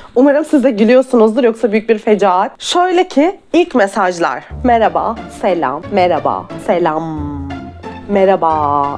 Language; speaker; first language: Turkish; native; Turkish